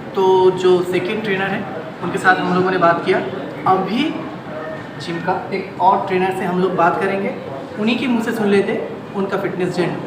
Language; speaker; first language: Hindi; non-native, local second language; Bangla